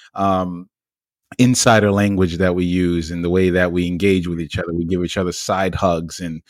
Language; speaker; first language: English; early bilingual, other home language; Lingala